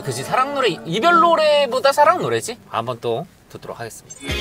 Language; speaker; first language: Korean; native; Korean